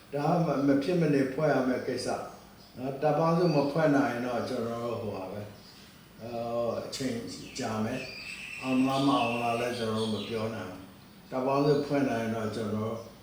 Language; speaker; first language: Burmese; non-native, local second language; S'gaw Karen